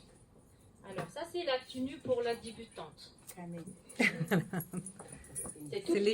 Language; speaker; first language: French; non-native, learner; Mongolian